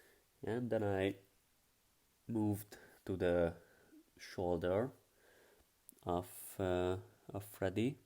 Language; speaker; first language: English; non-native, fluent; Hungarian